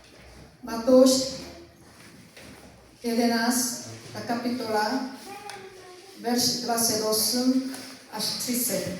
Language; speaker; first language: Czech; non-native, learner; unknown